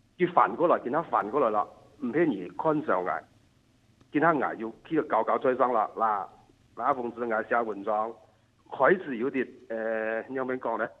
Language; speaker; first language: Cantonese; non-native, local second language; Hakka Chinese